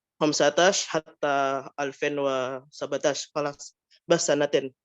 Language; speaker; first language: Arabic; non-native, learner; Indonesian